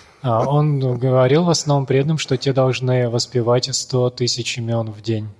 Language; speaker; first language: Russian; native; Russian